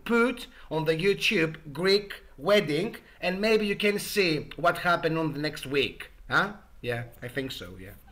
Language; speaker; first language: English; non-native, learner; Greek